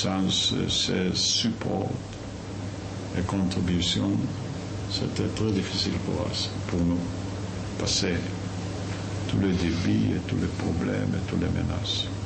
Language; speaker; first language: French; non-native, fluent; Yiddish